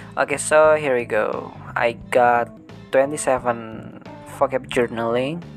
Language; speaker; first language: English; non-native, learner; Indonesian